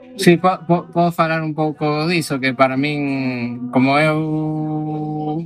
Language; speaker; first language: Spanish; native; Spanish